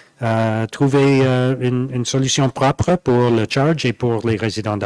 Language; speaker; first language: French; non-native, local second language; English